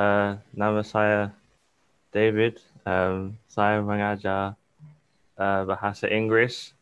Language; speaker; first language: Indonesian; non-native, learner; English